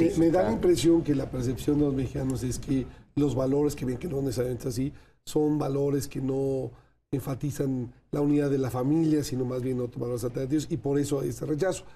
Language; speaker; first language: Spanish; native; Spanish